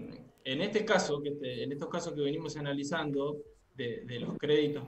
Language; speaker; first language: Spanish; native; Spanish